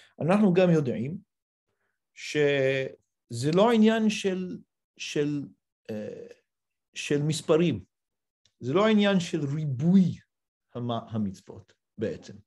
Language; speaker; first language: Hebrew; non-native, fluent; English